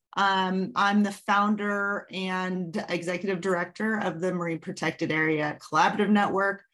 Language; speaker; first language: English; native; English